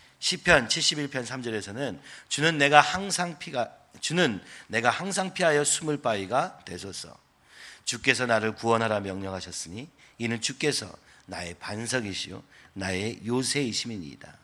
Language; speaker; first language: Korean; native; Korean